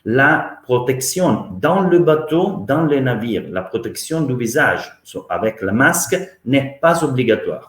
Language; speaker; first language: French; non-native, fluent; Italian